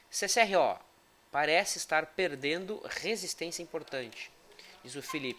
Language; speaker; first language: Portuguese; native; Portuguese